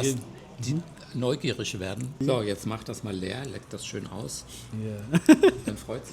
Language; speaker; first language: German; native; German